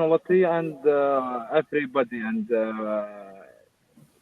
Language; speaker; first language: English; non-native, learner; Arabic